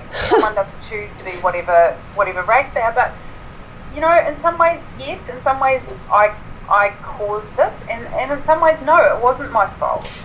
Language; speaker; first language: English; native; English